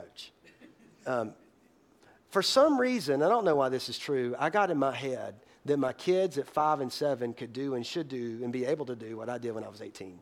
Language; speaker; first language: English; native; English